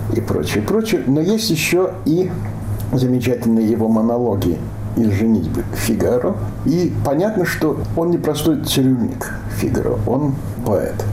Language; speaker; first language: Russian; non-native, local second language; Yiddish